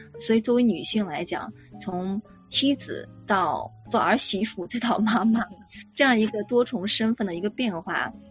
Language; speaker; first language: Chinese; native; Chinese